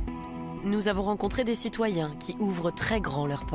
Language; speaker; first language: French; native; French